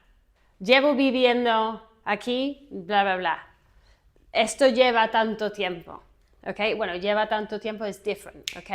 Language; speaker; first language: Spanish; non-native, fluent; English